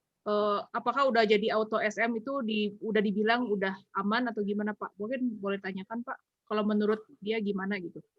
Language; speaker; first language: Indonesian; native; Indonesian